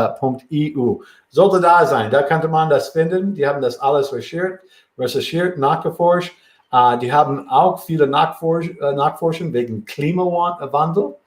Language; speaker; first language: German; non-native, fluent; English